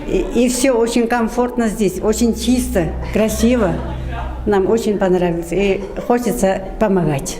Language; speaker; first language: Russian; non-native, local second language; Tatar